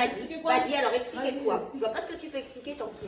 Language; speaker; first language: French; native; French